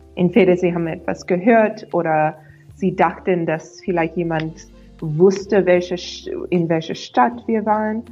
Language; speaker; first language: German; non-native, fluent; English